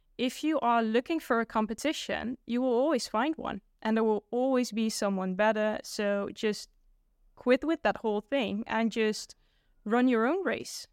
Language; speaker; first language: English; non-native, fluent; Dutch